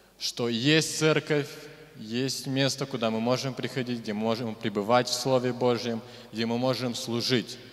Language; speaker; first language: Russian; non-native, local second language; Bulgarian